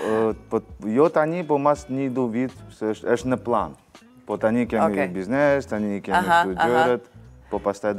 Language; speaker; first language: Albanian; non-native, learner; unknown